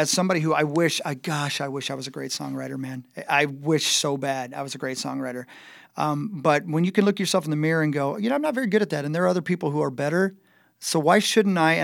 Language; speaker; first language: English; native; English